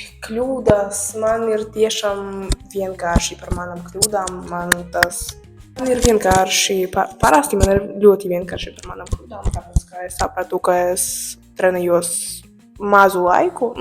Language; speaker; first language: Latvian; non-native, local second language; Russian